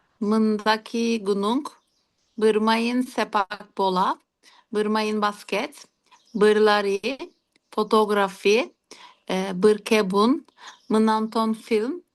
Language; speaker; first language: Indonesian; non-native, learner; Turkish